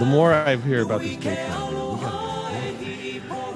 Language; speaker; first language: English; native; English